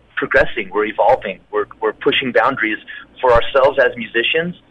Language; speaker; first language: English; native; English